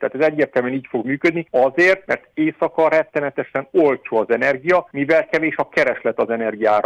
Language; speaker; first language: Hungarian; native; Hungarian